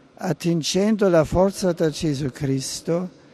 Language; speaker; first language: Italian; non-native, fluent; German